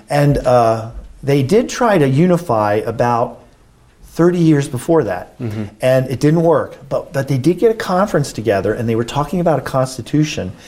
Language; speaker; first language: English; native; English